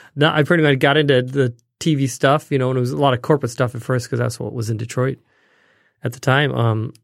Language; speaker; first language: English; native; English